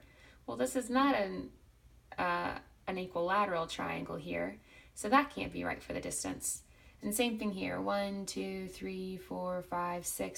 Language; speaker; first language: English; native; English